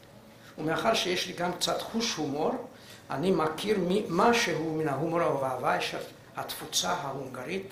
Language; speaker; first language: Hebrew; non-native, fluent; Hungarian